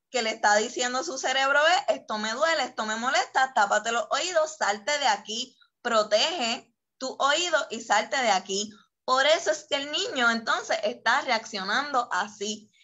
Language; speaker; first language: Spanish; native; Spanish